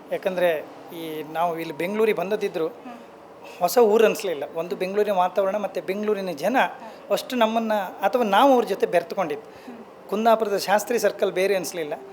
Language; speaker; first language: Kannada; native; Kannada